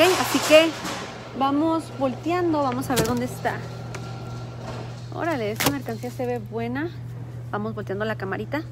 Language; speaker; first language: Spanish; native; Spanish